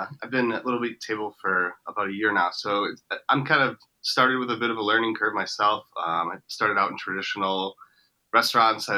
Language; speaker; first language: English; native; English